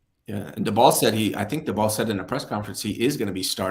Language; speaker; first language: English; native; English